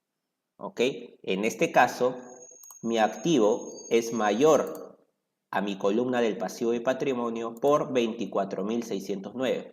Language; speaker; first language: Spanish; native; Spanish